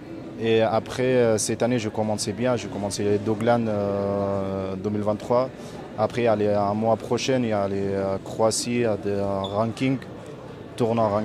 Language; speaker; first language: French; non-native, learner; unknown